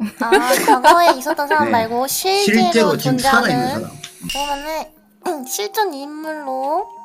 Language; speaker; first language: Korean; native; Korean